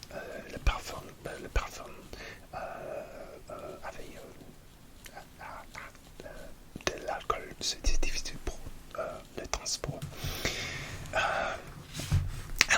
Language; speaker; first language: French; non-native, learner; English